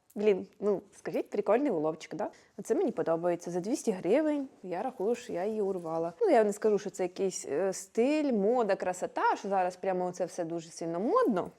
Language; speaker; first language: Ukrainian; non-native, local second language; Russian